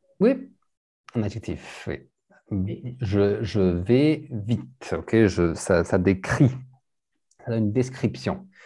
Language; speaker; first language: French; non-native, fluent; English